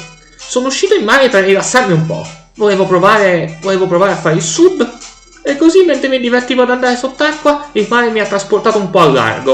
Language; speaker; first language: Italian; native; Italian